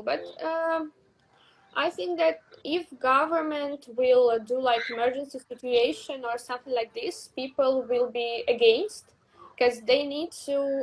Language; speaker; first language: English; non-native, learner; Russian